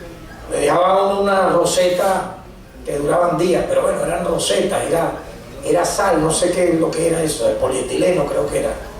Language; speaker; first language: Spanish; native; Spanish